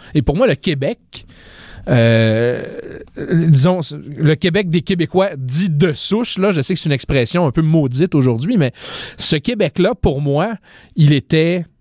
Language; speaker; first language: French; native; French